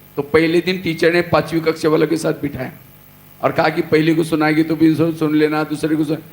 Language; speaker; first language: Hindi; non-native, local second language; Marathi